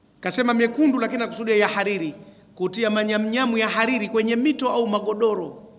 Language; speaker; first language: Swahili; native; Swahili